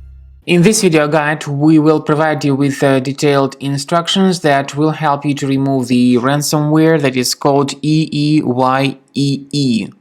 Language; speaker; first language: English; non-native, fluent; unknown